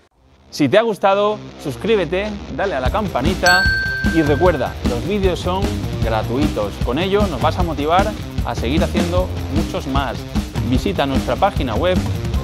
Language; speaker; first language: Spanish; native; Spanish